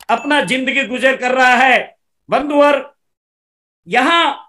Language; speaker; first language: Hindi; native; Hindi